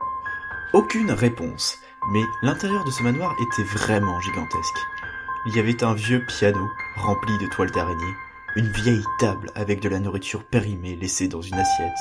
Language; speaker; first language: French; native; French